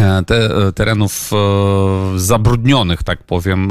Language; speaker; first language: Polish; non-native, fluent; Ukrainian